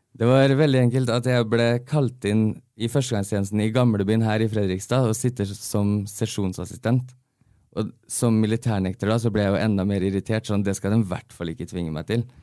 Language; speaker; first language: Norwegian; early bilingual, heritage; Norwegian